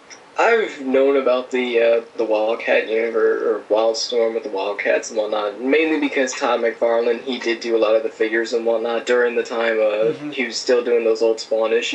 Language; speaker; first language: English; native; English